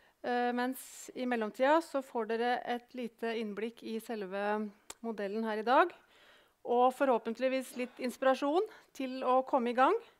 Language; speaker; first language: Norwegian; native; Norwegian